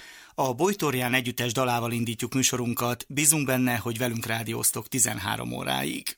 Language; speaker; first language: Hungarian; native; Hungarian